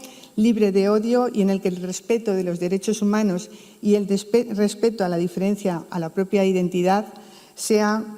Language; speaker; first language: Spanish; native; Spanish